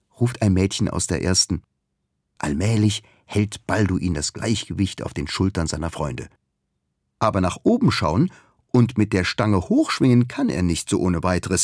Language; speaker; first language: German; native; German